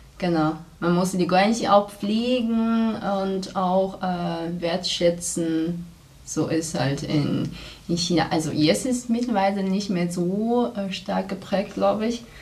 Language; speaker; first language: German; non-native, fluent; Chinese